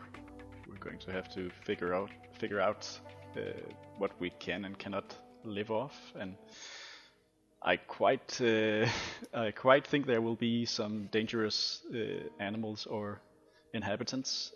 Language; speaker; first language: English; non-native, fluent; Danish